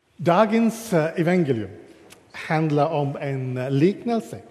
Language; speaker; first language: Swedish; non-native, fluent; English